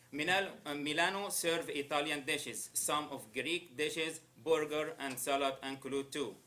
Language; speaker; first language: English; non-native, learner; Arabic